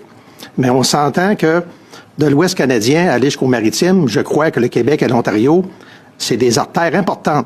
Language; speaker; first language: French; native; French